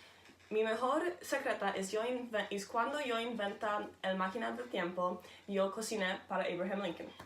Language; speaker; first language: Spanish; non-native, learner; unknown